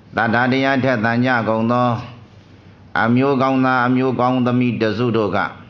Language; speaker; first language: Burmese; native; Burmese